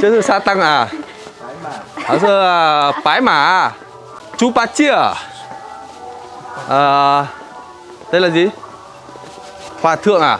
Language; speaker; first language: Chinese; non-native, learner; Vietnamese